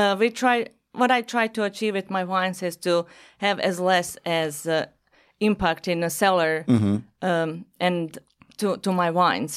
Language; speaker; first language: English; non-native, fluent; Bosnian